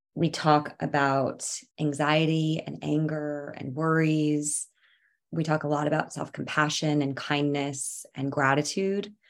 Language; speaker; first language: English; native; English